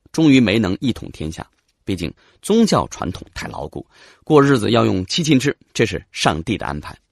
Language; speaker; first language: Chinese; native; Chinese